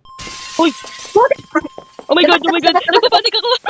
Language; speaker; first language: Filipino; native; Filipino